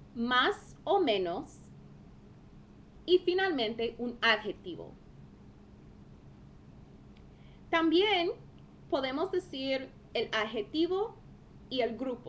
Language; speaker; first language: Spanish; non-native, fluent; English